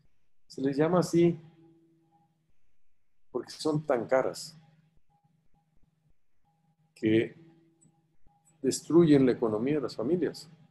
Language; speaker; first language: Spanish; native; Spanish